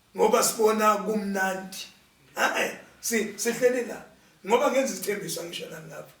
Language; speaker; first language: Zulu; native; Zulu